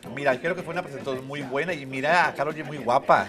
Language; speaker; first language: Spanish; early bilingual, heritage; Spanish